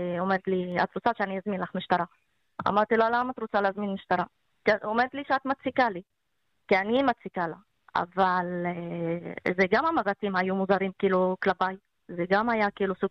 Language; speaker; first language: Hebrew; non-native, local second language; Arabic